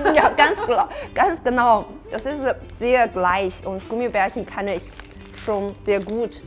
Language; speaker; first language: German; non-native, fluent; Chinese